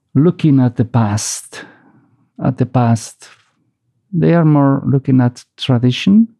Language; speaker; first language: English; non-native, fluent; Spanish